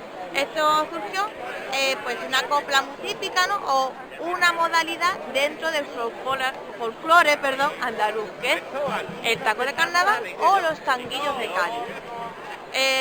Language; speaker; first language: Spanish; native; Spanish